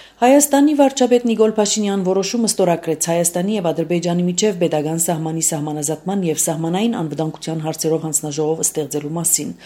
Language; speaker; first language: Armenian; early bilingual, heritage; Armenian